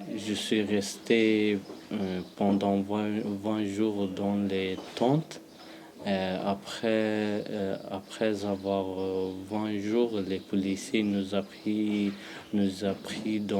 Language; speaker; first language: French; non-native, learner; Pashto